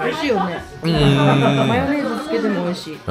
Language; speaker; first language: Japanese; native; Japanese